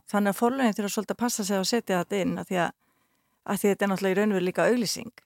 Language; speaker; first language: Icelandic; native; Icelandic